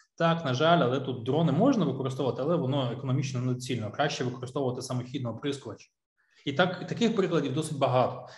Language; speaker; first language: Ukrainian; non-native, local second language; Russian